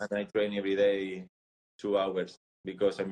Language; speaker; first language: English; non-native, learner; Spanish